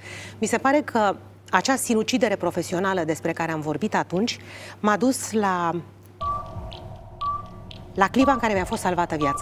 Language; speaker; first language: Romanian; native; Romanian